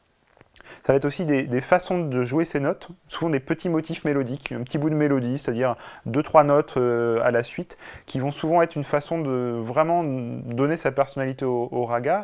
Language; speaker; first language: French; native; French